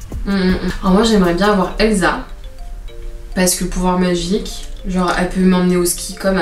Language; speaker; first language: French; native; French